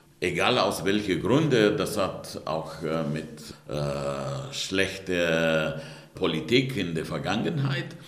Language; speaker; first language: German; non-native, fluent; Romanian